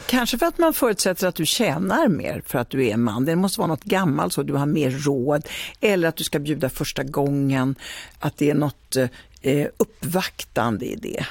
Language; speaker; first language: Swedish; early bilingual, other home language; Italian